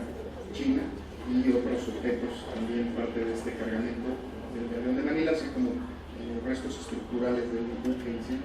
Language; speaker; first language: Spanish; native; Spanish